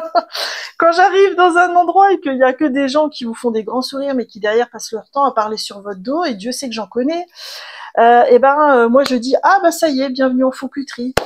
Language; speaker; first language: French; native; French